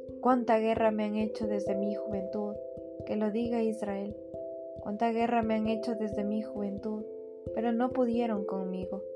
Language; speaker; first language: Spanish; native; Spanish